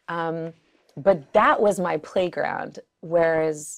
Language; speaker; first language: English; early bilingual, other home language; Yiddish